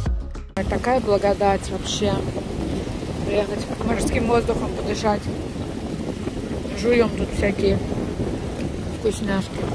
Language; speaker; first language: Russian; native; Russian